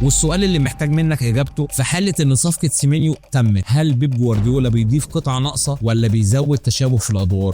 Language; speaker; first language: Arabic; native; Arabic